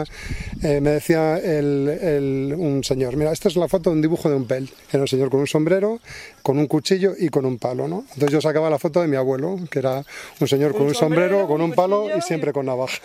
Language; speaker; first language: Spanish; native; Spanish